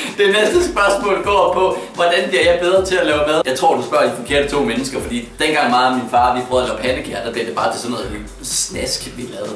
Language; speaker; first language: Danish; native; Danish